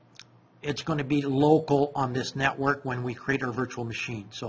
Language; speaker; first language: English; non-native, fluent; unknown